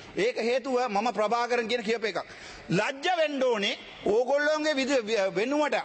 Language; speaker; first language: Sinhala; non-native, local second language; Tamil